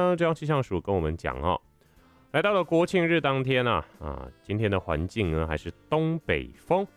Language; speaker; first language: Chinese; native; Chinese